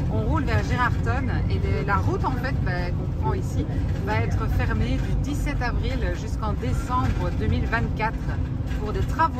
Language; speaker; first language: French; native; French